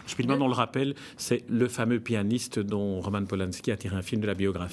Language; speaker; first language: French; native; French